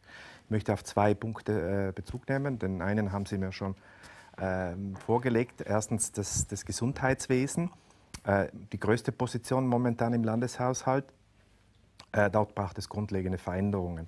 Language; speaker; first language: German; native; German